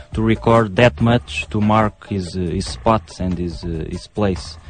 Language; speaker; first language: English; non-native, fluent; Portuguese